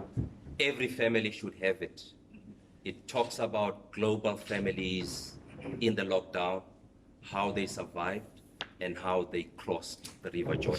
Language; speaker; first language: English; non-native, local second language; Zulu